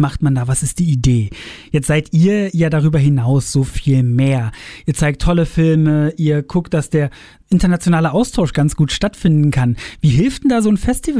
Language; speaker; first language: German; native; German